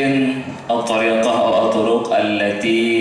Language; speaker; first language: Arabic; non-native, fluent; Indonesian